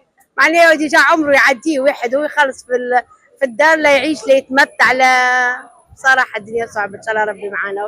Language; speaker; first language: Arabic; native; Arabic